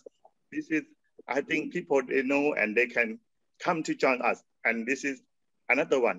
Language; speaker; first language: English; non-native, learner; Thai